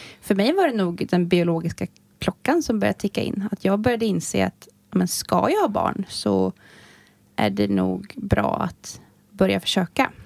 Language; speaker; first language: Swedish; native; Swedish